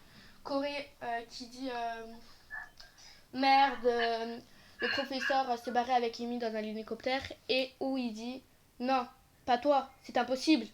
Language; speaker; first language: French; native; French